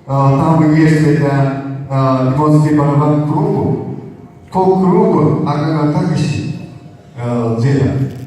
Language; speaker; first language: Russian; non-native, learner; Japanese